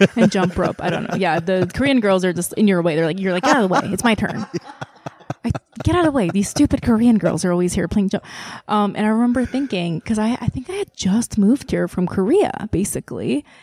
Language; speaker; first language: English; early bilingual, other home language; Korean